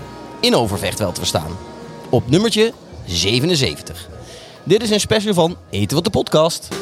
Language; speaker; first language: Dutch; native; Dutch